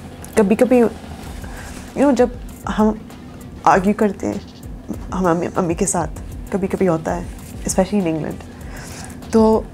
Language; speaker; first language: Hindi; early bilingual, heritage; Urdu